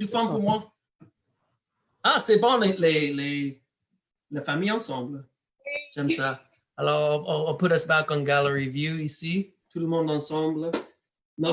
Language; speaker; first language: French; non-native, learner; English